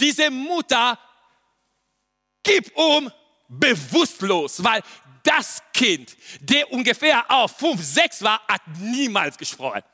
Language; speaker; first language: German; non-native, learner; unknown